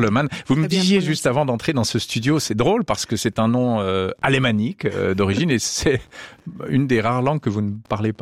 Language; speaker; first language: French; native; French